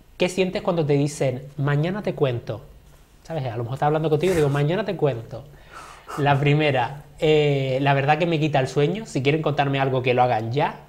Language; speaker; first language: Spanish; native; Spanish